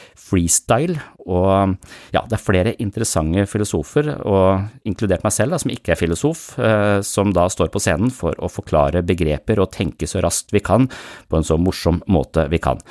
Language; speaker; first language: Norwegian; native; Norwegian